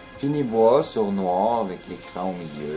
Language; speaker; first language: French; native; French